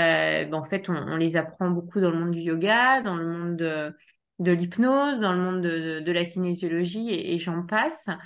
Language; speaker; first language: French; native; French